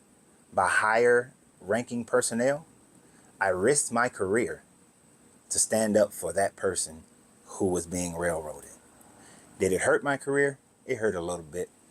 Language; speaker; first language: English; native; English